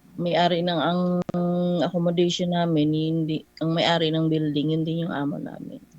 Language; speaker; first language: Filipino; non-native, local second language; Waray